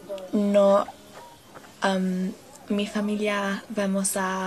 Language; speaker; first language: Spanish; non-native, learner; English